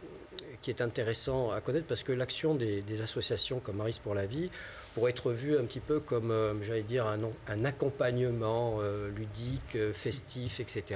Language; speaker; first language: French; native; French